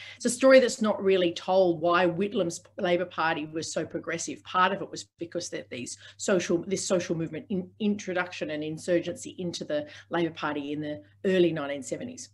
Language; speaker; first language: English; native; English